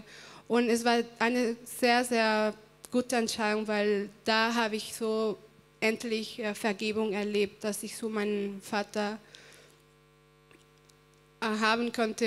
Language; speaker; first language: German; non-native, fluent; Spanish